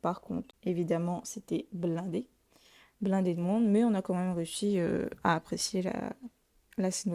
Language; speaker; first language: French; native; French